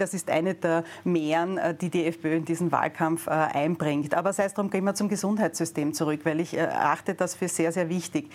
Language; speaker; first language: German; native; German